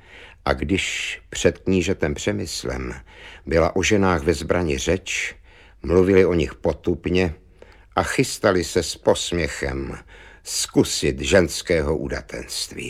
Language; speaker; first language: Czech; native; Czech